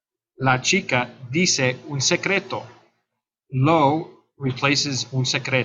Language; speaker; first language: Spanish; non-native, fluent; English